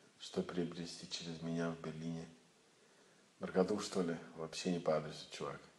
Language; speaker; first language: Russian; native; Russian